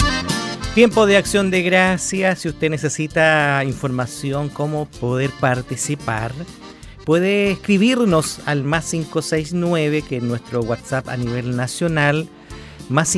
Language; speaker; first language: Spanish; native; Spanish